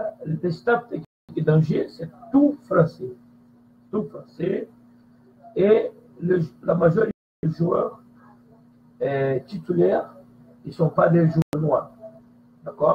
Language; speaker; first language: French; non-native, fluent; Portuguese